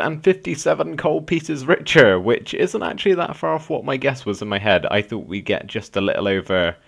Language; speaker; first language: English; native; English